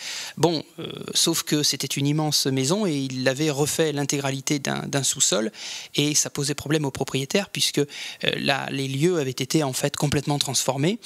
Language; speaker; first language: French; native; French